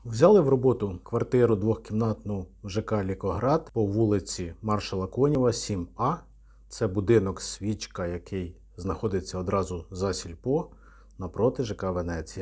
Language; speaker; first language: Ukrainian; native; Ukrainian